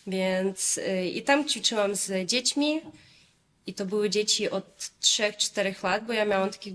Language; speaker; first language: Polish; non-native, fluent; Russian